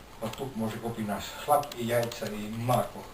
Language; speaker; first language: Bulgarian; non-native, learner; Finnish